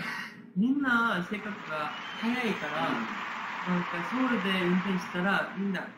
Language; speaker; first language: Japanese; non-native, learner; Korean